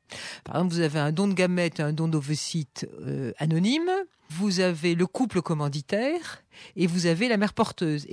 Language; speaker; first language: French; native; French